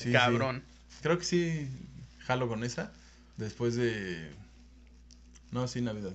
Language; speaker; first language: Spanish; native; Spanish